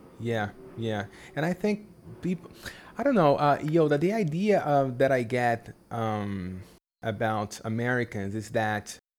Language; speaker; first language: English; non-native, fluent; Portuguese